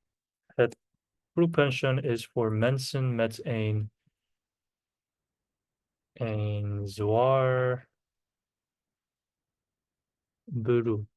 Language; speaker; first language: Dutch; non-native, learner; Korean